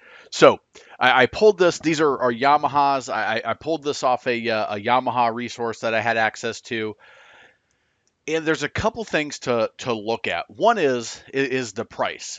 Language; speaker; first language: English; native; English